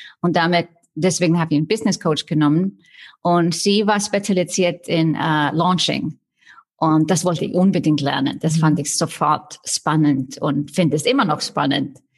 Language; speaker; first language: German; non-native, fluent; Icelandic